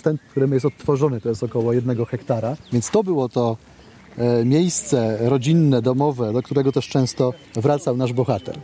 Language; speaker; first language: Polish; native; Polish